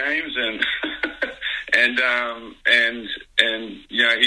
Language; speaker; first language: English; native; English